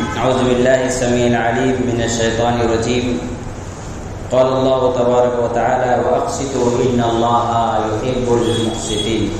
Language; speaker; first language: Urdu; native; Urdu